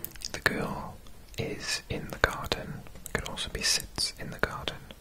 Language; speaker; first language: English; native; English